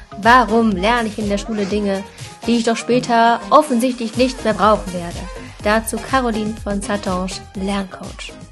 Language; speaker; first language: German; native; German